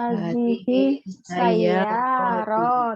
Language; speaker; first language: Arabic; non-native, learner; Indonesian